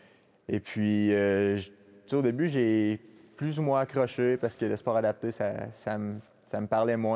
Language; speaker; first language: French; native; French